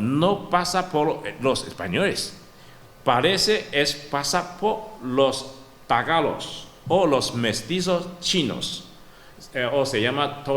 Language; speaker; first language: Spanish; non-native, learner; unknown